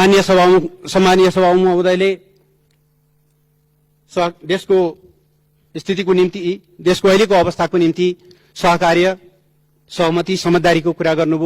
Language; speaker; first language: Nepali; native; Nepali